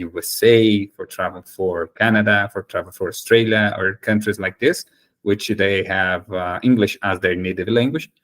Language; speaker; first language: English; non-native, fluent; Portuguese